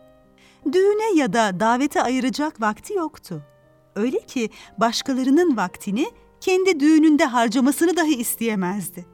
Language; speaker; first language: Turkish; native; Turkish